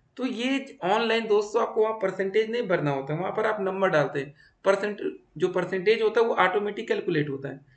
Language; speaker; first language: Hindi; native; Hindi